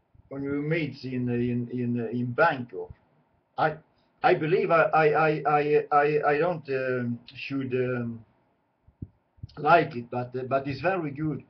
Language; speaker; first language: English; non-native, learner; Swedish